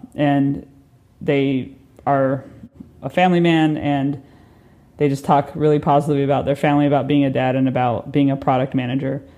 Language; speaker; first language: English; native; English